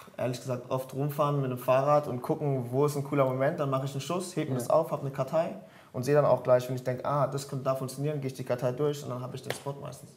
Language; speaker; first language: German; early bilingual, other home language; French